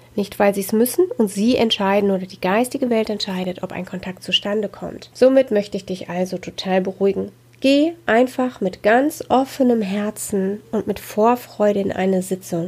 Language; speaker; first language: German; native; German